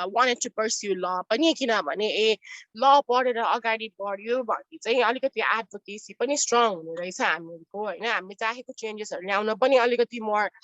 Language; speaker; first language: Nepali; non-native, local second language; Newari